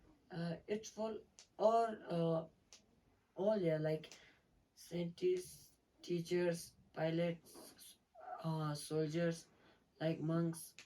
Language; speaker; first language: English; non-native, learner; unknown